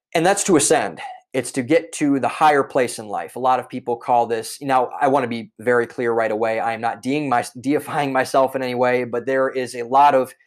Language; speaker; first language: English; native; English